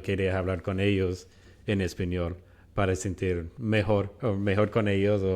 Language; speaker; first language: Spanish; non-native, fluent; English